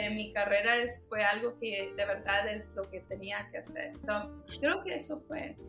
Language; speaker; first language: Spanish; early bilingual, heritage; Spanish